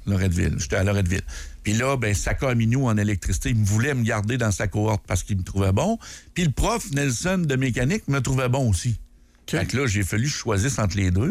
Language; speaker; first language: French; native; French